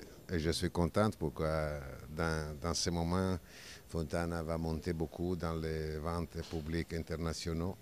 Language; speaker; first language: French; non-native, fluent; Italian